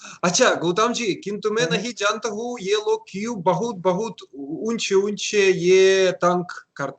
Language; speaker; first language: Hindi; non-native, learner; Russian